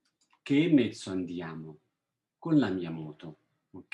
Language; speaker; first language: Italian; non-native, fluent; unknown